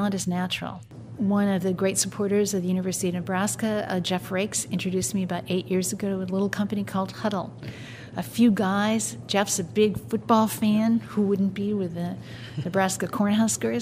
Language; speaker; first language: English; native; English